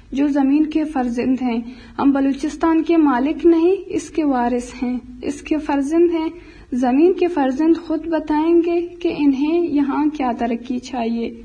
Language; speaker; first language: Urdu; non-native, local second language; Baluchi